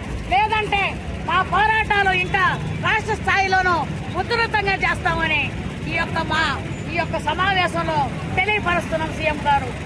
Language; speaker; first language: Telugu; native; Telugu